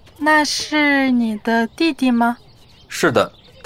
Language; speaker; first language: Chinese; non-native, fluent; Portuguese